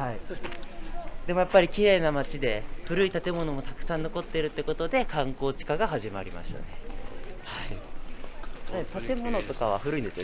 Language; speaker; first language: Japanese; native; Japanese